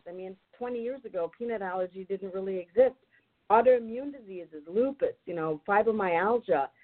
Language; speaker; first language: English; non-native, fluent; German